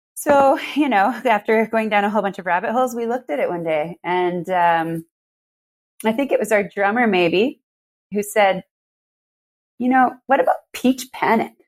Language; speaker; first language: English; native; English